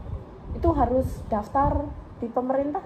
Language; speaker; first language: Indonesian; early bilingual, heritage; English